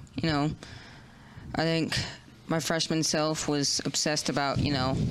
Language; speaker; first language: English; native; English